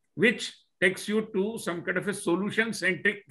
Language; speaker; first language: English; non-native, local second language; Marathi